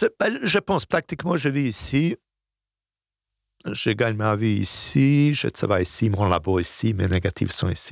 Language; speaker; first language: French; non-native, fluent; Bosnian